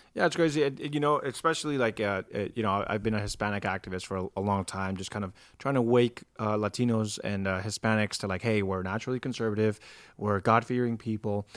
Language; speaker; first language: English; native; English